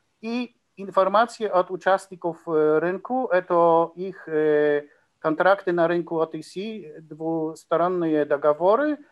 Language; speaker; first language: Russian; non-native, learner; Polish